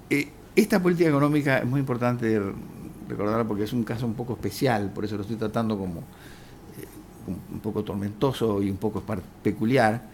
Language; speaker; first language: Spanish; native; Spanish